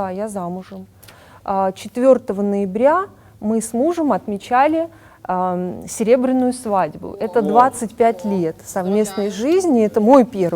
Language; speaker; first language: Russian; native; Russian